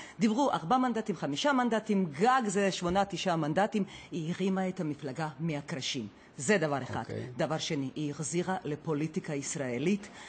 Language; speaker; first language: Hebrew; early bilingual, other home language; Georgian